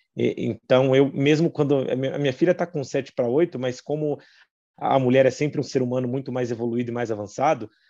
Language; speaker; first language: Portuguese; native; Portuguese